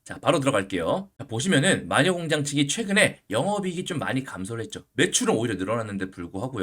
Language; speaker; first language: Korean; native; Korean